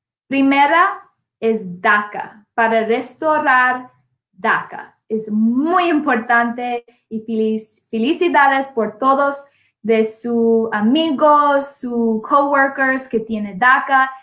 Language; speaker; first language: Spanish; non-native, learner; English